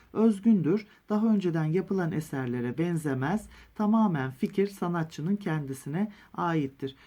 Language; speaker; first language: Turkish; native; Turkish